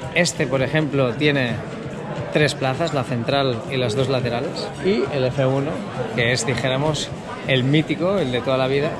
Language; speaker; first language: Spanish; native; Spanish